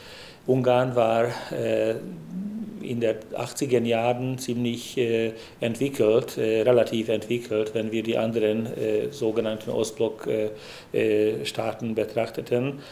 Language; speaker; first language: German; non-native, fluent; Hungarian